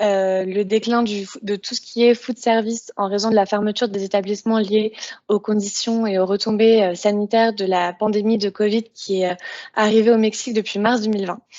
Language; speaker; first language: French; native; French